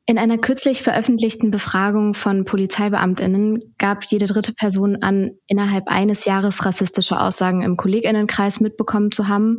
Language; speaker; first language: German; native; German